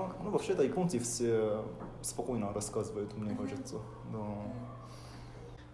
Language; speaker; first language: Russian; non-native, fluent; Japanese